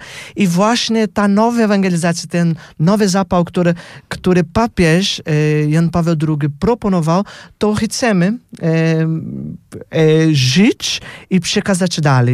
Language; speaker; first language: Polish; non-native, fluent; Portuguese